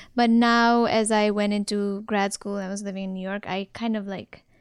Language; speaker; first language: English; non-native, local second language; Nepali